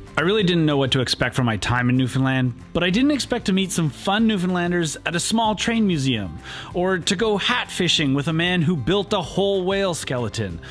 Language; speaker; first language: English; native; English